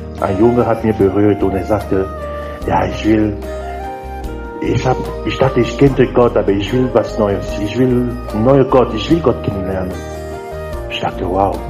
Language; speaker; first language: German; non-native, learner; French